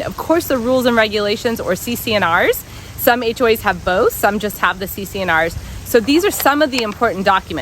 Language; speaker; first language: English; native; English